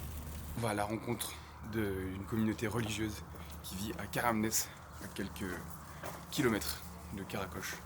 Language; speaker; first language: French; native; French